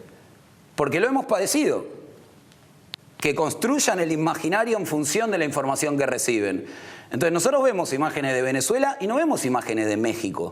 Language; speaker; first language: Spanish; native; Spanish